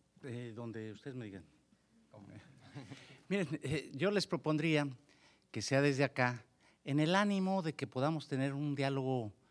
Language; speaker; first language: Spanish; native; Spanish